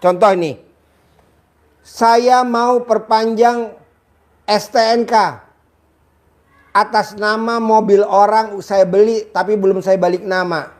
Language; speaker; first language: Indonesian; native; Indonesian